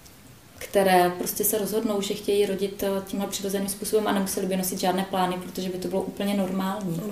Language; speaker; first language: Czech; native; Czech